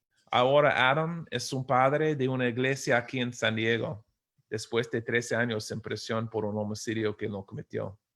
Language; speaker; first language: Spanish; non-native, fluent; English